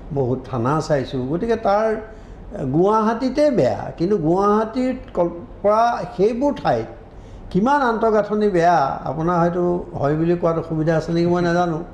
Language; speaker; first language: Assamese; native; Assamese